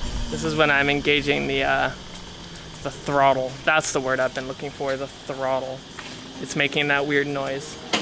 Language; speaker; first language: English; native; English